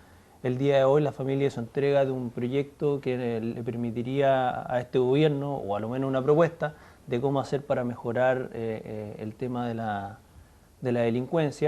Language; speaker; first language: Spanish; native; Spanish